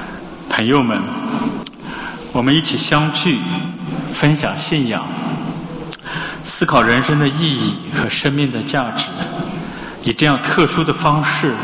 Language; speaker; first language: Chinese; native; Chinese